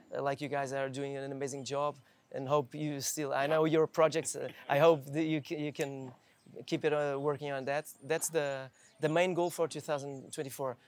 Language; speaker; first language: English; non-native, fluent; Portuguese